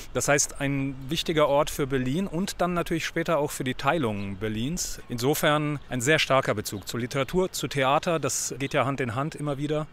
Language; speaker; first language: German; early bilingual, other home language; Polish